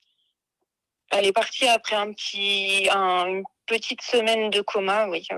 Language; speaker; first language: French; native; French